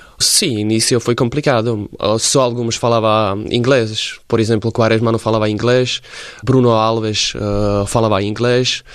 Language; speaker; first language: Portuguese; non-native, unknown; Slovak